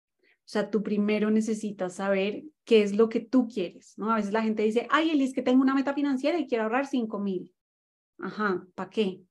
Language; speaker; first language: Spanish; native; Spanish